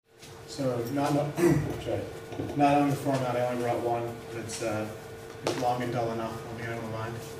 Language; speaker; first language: English; native; English